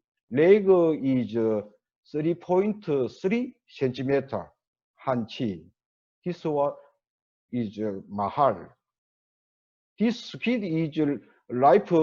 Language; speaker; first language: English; non-native, learner; Korean